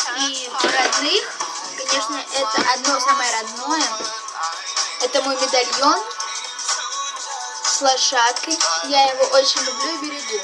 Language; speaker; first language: Russian; native; Russian